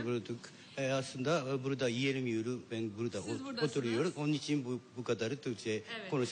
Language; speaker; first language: Turkish; non-native, learner; Japanese